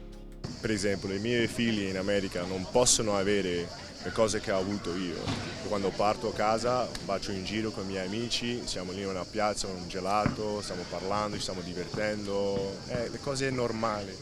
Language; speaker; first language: Italian; early bilingual, other home language; English